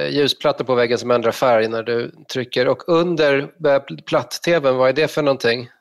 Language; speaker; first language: Swedish; native; Swedish